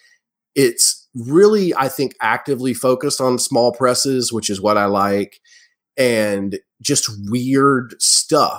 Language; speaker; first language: English; native; English